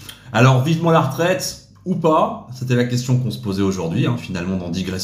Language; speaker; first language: French; native; French